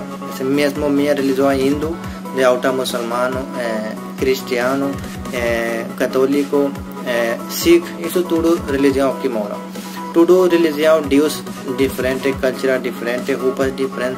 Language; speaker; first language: Portuguese; non-native, learner; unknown